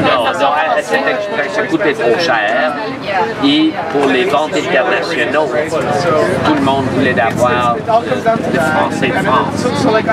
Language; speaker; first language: French; non-native, local second language; English